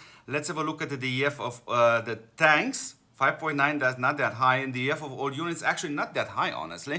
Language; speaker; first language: English; non-native, fluent; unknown